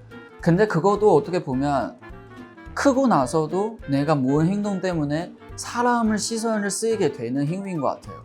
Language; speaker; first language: Korean; non-native, fluent; Chinese